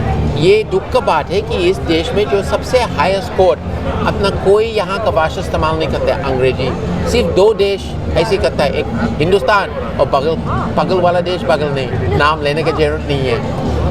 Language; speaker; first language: Hindi; non-native, learner; English